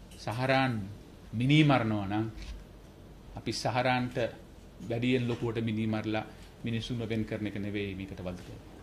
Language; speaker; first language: Sinhala; non-native, local second language; Tamil